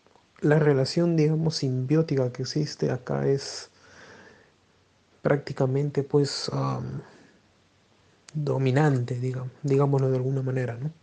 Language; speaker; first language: Spanish; native; Spanish